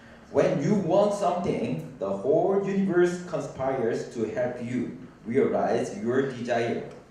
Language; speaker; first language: English; non-native, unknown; Korean